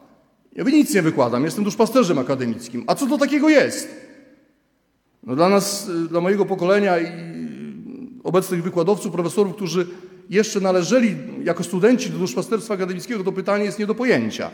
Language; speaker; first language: Polish; native; Polish